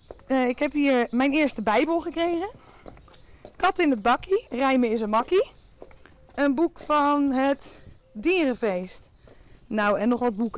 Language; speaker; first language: Dutch; native; Dutch